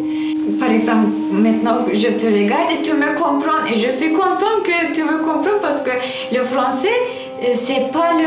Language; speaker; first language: French; non-native, learner; Turkish